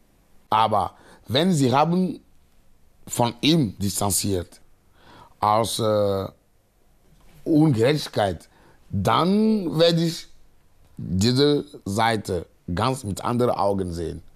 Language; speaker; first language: German; non-native, learner; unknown